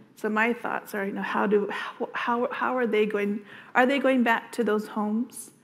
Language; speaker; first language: English; native; English